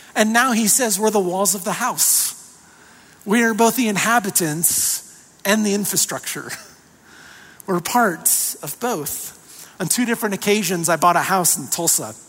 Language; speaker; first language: English; native; English